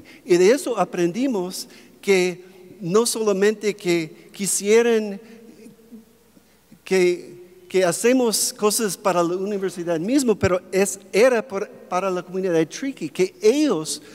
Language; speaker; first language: Spanish; non-native, fluent; English